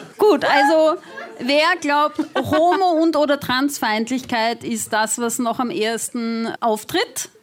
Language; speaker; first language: German; native; German